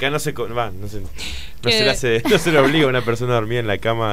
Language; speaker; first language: Spanish; native; Spanish